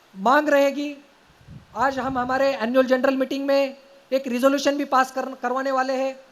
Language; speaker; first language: Hindi; non-native, local second language; Marathi